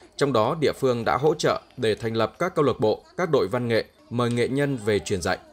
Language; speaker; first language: Vietnamese; native; Vietnamese